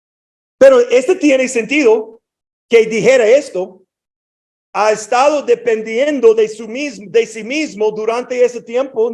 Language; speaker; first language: Spanish; non-native, fluent; English